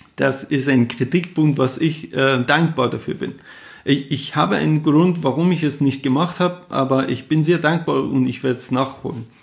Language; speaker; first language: German; non-native, fluent; Persian